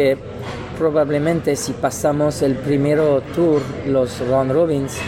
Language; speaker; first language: Spanish; non-native, learner; French